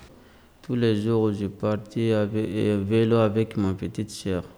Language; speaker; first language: French; non-native, learner; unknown